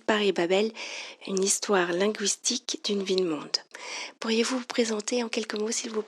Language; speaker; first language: French; native; French